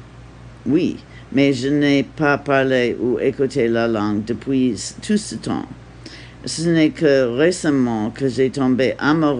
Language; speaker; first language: French; non-native, learner; English